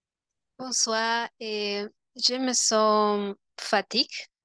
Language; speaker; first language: French; non-native, learner; Spanish